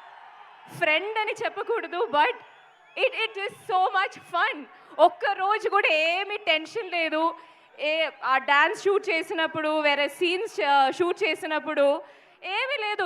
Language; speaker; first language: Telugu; non-native, fluent; Malayalam